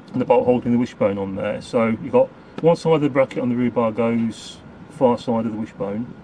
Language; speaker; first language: English; native; English